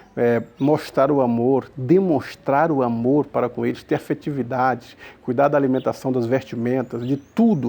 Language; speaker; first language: Portuguese; native; Portuguese